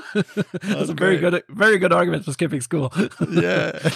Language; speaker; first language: English; non-native, fluent; Swedish